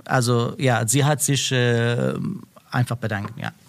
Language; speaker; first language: German; non-native, learner; Persian